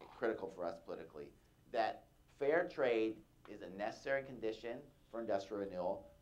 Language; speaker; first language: English; native; English